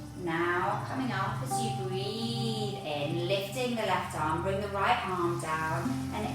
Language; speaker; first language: English; native; English